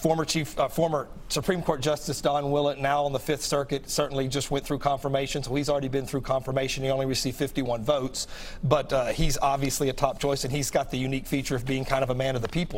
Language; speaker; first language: English; native; English